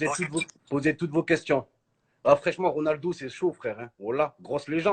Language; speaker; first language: French; native; French